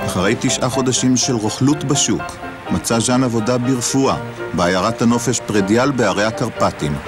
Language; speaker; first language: Hebrew; native; Hebrew